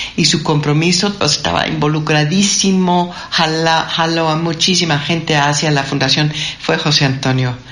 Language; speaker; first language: Spanish; non-native, fluent; English